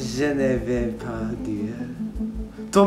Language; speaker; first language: French; non-native, learner; English